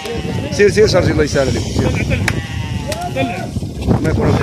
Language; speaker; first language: Arabic; native; Arabic